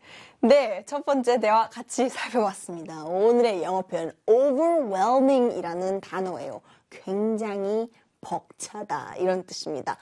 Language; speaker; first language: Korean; native; Korean